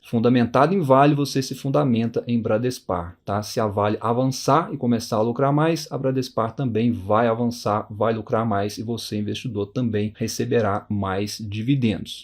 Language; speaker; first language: Portuguese; native; Portuguese